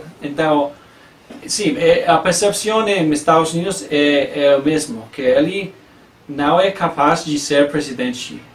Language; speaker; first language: Portuguese; non-native, learner; English